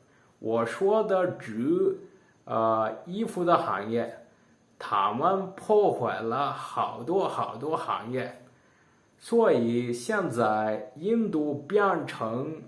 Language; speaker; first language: Chinese; non-native, learner; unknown